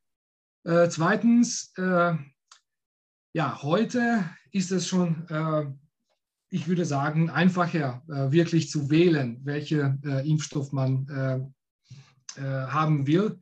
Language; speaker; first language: German; non-native, fluent; Hungarian